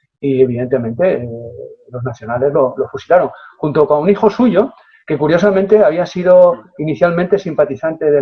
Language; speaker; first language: Spanish; native; Spanish